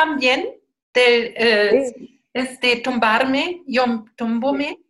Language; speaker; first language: Spanish; non-native, learner; German